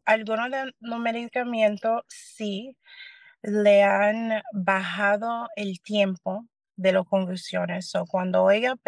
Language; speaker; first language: Spanish; early bilingual, heritage; Spanish